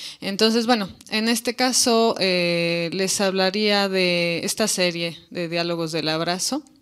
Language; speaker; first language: Spanish; native; Spanish